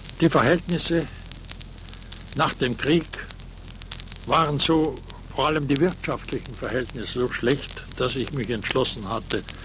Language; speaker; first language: German; native; German